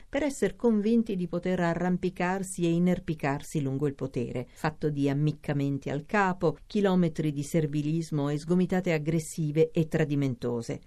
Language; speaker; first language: Italian; native; Italian